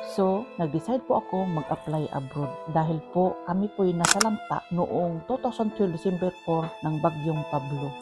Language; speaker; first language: Filipino; non-native, local second language; Cebuano